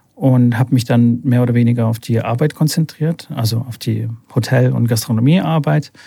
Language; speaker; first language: German; early bilingual, other home language; Bulgarian